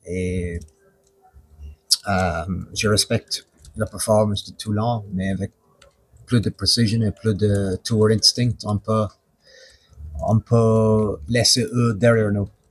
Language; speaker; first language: French; non-native, fluent; English